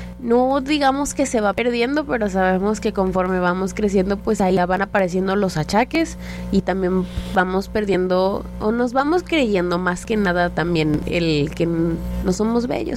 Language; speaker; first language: Spanish; native; Spanish